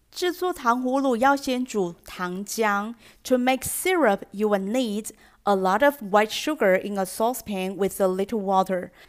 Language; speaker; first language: English; non-native, fluent; Chinese